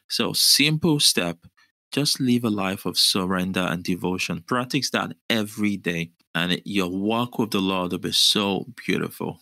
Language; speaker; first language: English; non-native, local second language; Yoruba